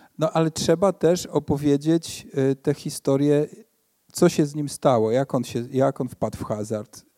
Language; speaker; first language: Polish; native; Polish